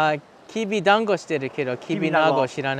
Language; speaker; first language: Japanese; non-native, learner; English